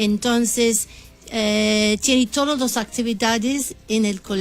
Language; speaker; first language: Spanish; non-native, learner; English